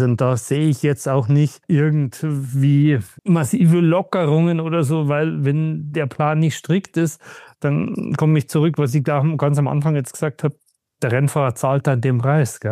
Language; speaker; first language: German; native; German